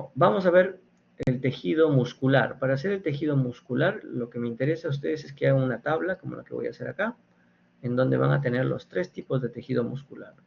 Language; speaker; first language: Spanish; native; Spanish